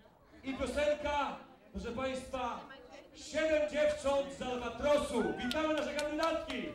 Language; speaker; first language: Polish; native; Polish